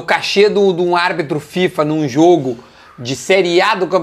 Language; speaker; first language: Portuguese; native; Portuguese